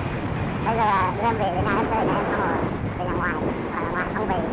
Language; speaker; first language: Vietnamese; native; Vietnamese